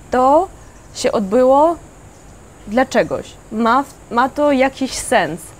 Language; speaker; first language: Polish; non-native, fluent; Ukrainian